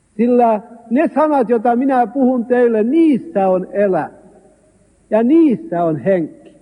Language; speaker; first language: Finnish; non-native, local second language; Swedish